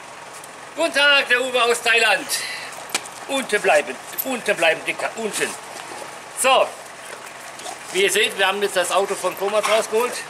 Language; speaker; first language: German; native; German